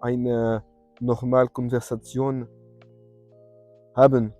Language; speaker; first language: German; non-native, learner; French